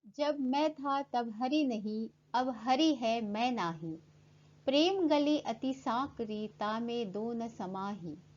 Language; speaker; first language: Hindi; native; Hindi